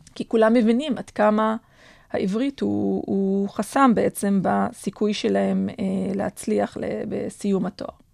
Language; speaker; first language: Hebrew; non-native, local second language; Adyghe